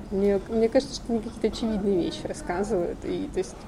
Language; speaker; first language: Russian; native; Russian